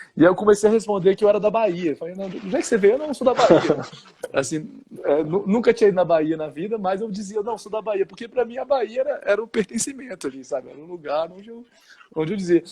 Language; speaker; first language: Portuguese; early bilingual, heritage; Portuguese